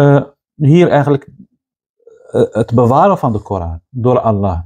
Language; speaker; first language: Dutch; non-native, fluent; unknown